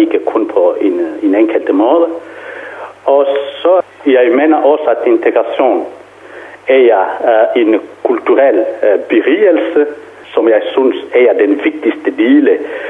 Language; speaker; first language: Danish; non-native, fluent; Kongo